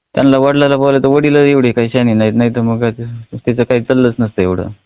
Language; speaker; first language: Marathi; native; Marathi